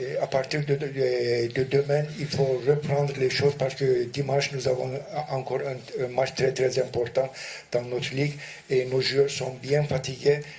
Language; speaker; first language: French; non-native, fluent; Turkish